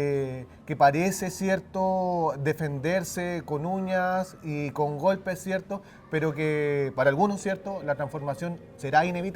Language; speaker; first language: Spanish; native; Spanish